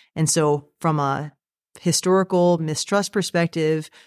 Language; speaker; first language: English; native; English